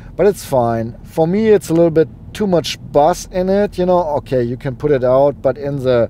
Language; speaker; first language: English; non-native, fluent; German